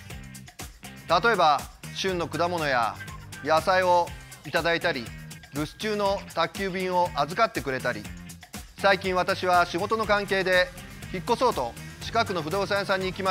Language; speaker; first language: Japanese; native; Japanese